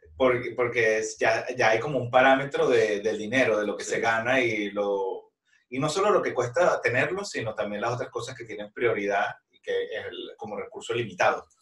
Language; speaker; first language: Spanish; native; Spanish